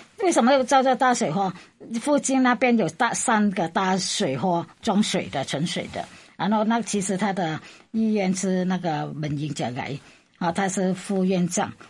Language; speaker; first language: Chinese; non-native, fluent; Vietnamese